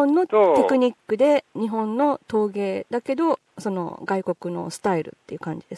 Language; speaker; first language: Japanese; native; Japanese